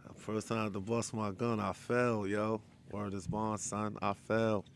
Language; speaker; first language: English; native; English